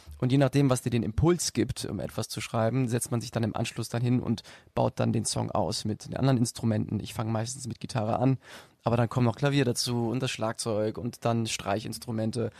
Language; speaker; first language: German; native; German